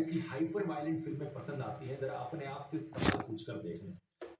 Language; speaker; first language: Hindi; native; Hindi